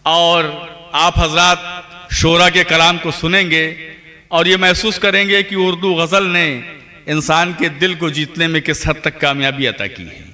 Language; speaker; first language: Urdu; native; Urdu